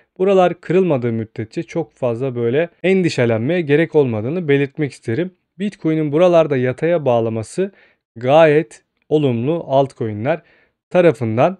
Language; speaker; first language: Turkish; native; Turkish